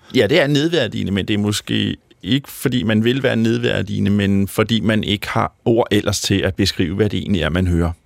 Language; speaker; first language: Danish; native; Danish